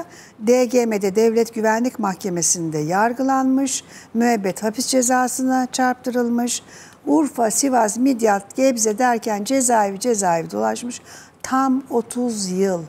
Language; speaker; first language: Turkish; native; Turkish